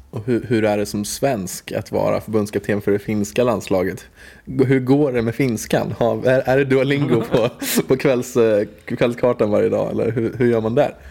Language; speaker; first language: Swedish; native; Swedish